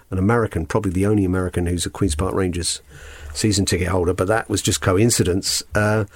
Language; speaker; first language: English; native; English